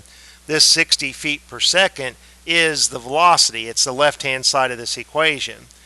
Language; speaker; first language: English; native; English